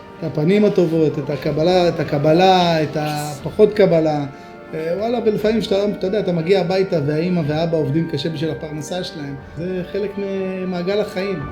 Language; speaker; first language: Hebrew; native; Hebrew